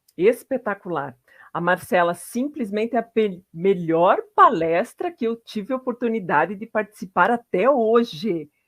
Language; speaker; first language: Portuguese; native; Portuguese